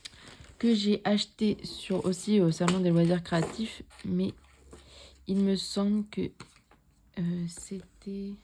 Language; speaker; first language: French; native; French